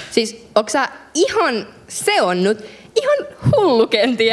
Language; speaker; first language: Finnish; native; Finnish